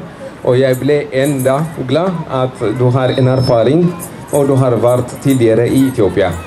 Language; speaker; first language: Norwegian; non-native, fluent; Amharic